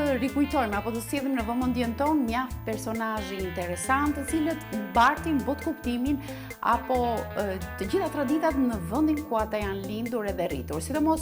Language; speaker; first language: Albanian; native; Albanian